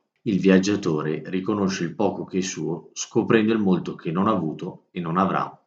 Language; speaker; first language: Italian; native; Italian